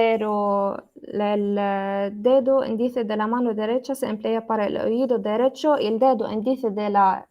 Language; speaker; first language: Spanish; non-native, learner; Arabic